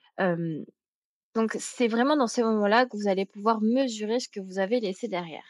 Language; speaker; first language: French; native; French